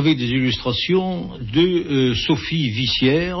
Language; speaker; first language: French; native; French